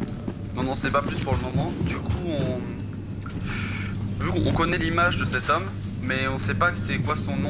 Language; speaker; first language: French; native; French